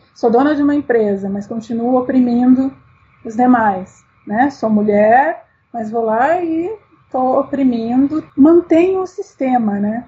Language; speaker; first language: Portuguese; native; Portuguese